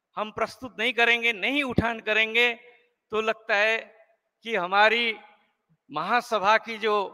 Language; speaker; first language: Hindi; non-native, fluent; Nepali